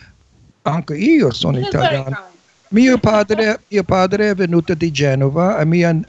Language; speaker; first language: Italian; early bilingual, heritage; English